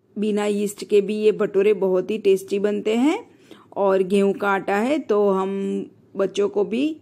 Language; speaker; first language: Hindi; non-native, local second language; Gujarati